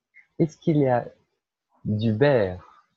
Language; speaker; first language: French; non-native, fluent; Portuguese